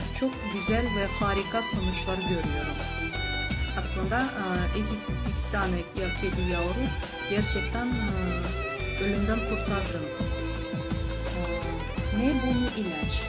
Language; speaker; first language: Turkish; non-native, learner; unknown